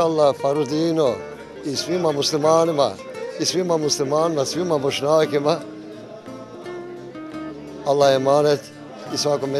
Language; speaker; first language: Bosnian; early bilingual, heritage; Bosnian